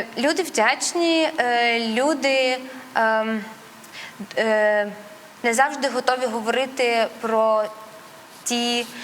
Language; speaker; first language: Ukrainian; non-native, local second language; Russian